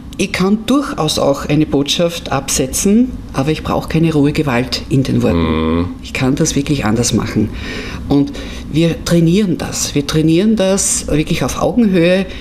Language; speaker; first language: German; native; German